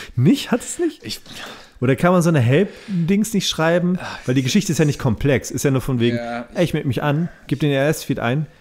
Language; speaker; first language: German; native; German